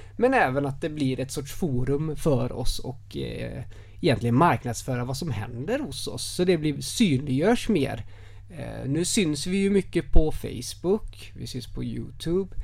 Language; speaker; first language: Swedish; native; Swedish